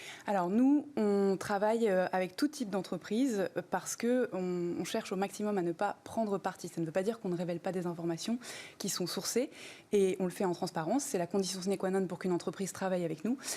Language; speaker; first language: French; native; French